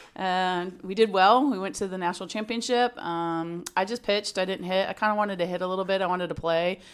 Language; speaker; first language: English; native; English